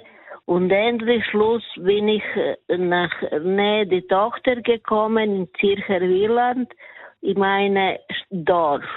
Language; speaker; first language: German; non-native, learner; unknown